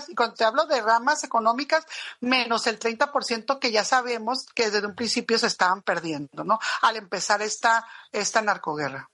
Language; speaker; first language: Spanish; native; Spanish